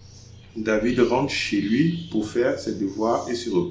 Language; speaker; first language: French; non-native, fluent; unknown